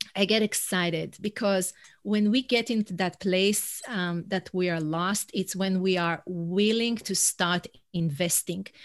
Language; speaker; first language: English; non-native, fluent; Hebrew